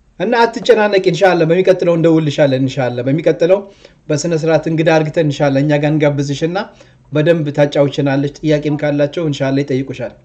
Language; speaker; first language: Amharic; early bilingual, heritage; Amharic